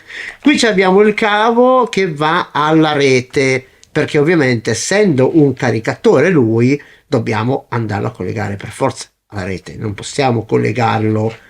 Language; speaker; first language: Italian; native; Italian